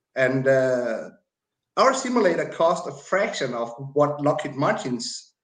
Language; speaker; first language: English; non-native, fluent; Danish